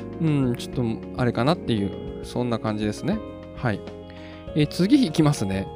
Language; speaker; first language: Japanese; native; Japanese